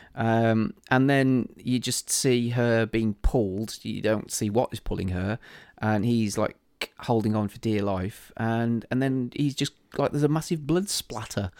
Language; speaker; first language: English; native; English